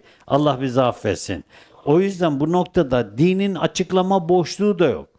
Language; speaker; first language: Turkish; native; Turkish